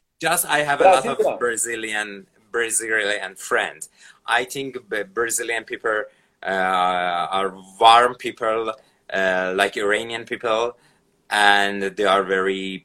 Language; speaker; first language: English; non-native, fluent; Persian